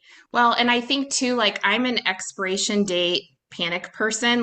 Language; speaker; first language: English; native; English